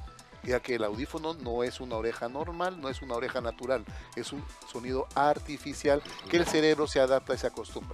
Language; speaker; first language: Spanish; native; Spanish